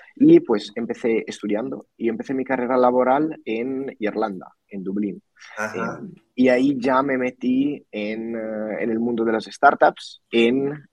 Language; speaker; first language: Spanish; non-native, fluent; Italian